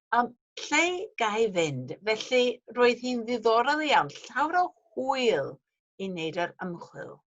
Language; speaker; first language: Welsh; non-native, fluent; English